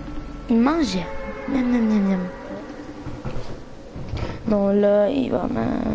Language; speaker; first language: French; native; French